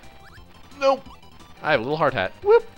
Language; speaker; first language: English; native; English